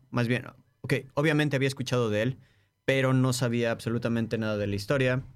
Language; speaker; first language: Spanish; native; Spanish